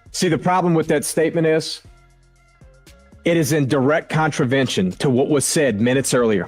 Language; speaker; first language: English; native; English